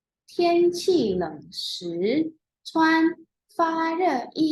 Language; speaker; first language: Chinese; non-native, fluent; Indonesian